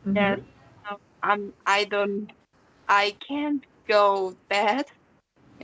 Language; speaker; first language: English; non-native, learner; Korean